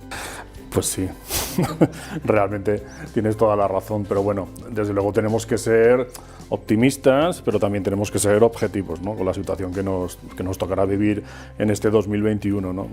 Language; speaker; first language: Spanish; native; Spanish